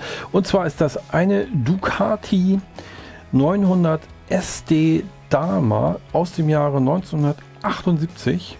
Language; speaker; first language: German; native; German